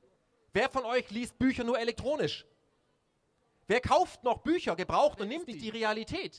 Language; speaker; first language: German; native; German